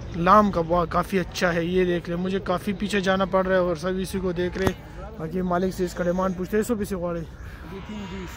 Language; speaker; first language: Urdu; non-native, local second language; Pashto